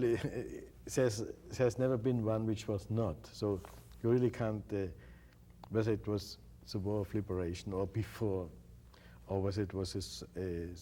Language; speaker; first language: English; non-native, fluent; German